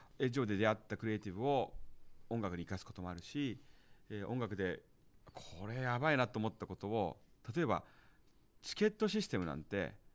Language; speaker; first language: Japanese; early bilingual, heritage; Japanese